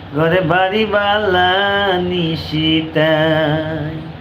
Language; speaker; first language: Bangla; native; Bangla